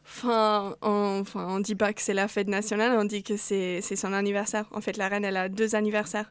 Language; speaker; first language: French; non-native, fluent; English